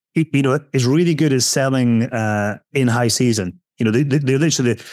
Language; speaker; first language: English; native; English